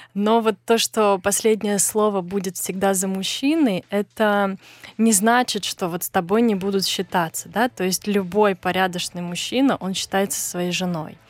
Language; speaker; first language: Russian; native; Russian